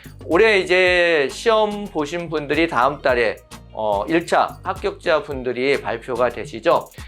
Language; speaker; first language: Korean; native; Korean